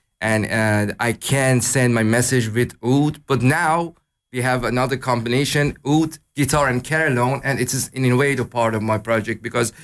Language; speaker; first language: English; non-native, learner; Persian